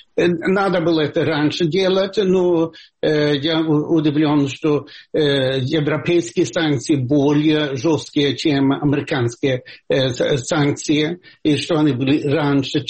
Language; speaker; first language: Russian; non-native, fluent; Swedish